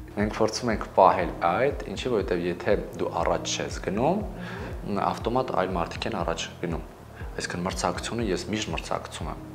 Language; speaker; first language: Armenian; native; Armenian